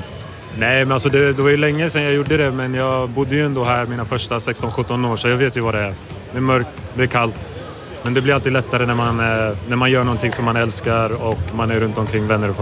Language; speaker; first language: Swedish; native; Swedish